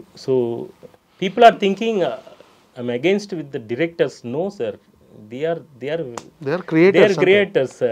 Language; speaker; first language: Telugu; non-native, local second language; Tamil